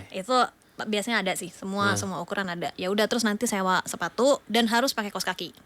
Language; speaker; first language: Indonesian; native; Indonesian